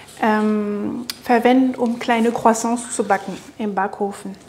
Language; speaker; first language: German; non-native, fluent; French